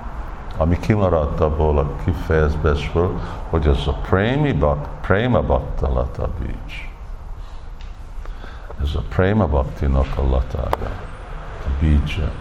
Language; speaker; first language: Hungarian; early bilingual, heritage; English